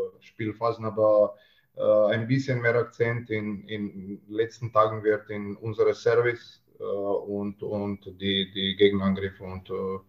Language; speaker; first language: German; non-native, learner; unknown